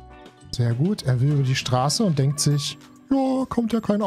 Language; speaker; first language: German; native; German